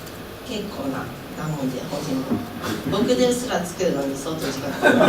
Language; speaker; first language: Japanese; native; Japanese